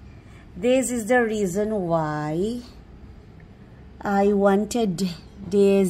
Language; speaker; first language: English; non-native, local second language; Hiligaynon